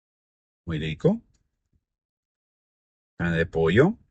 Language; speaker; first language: Spanish; early bilingual, heritage; Spanish